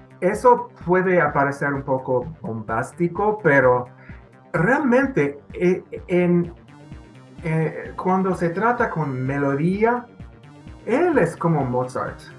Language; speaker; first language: Spanish; non-native, fluent; English